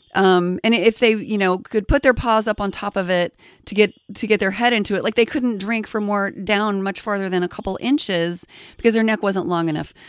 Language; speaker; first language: English; native; English